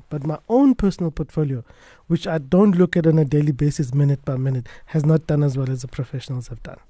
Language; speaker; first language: English; non-native, local second language; Tswana